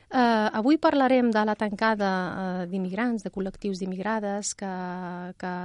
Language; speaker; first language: Catalan; non-native, fluent; Riffian